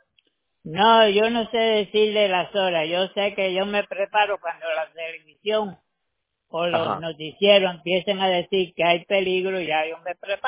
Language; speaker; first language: Spanish; native; Spanish